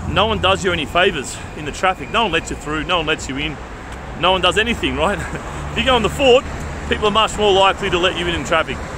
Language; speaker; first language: English; native; English